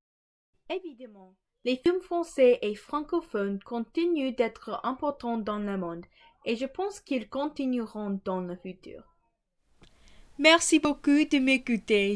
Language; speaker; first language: French; non-native, learner; English